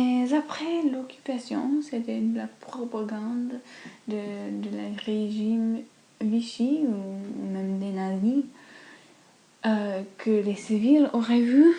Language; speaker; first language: French; non-native, fluent; English